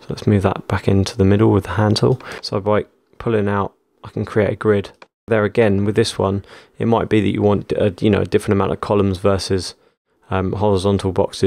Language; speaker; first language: English; native; English